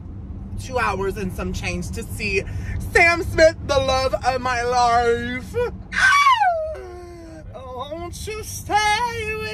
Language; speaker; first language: English; native; English